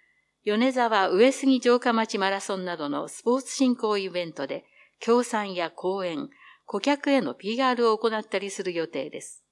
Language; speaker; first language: Japanese; native; Japanese